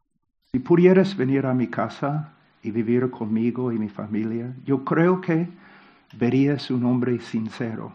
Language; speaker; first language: Spanish; non-native, fluent; English